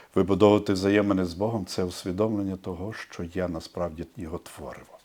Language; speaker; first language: Ukrainian; native; Ukrainian